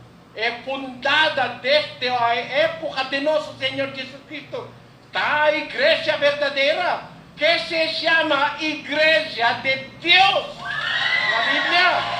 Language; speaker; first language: Portuguese; non-native, learner; Filipino